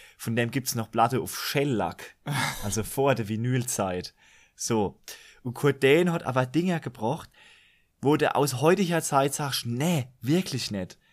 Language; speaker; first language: German; native; German